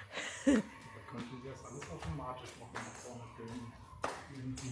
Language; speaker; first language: German; native; German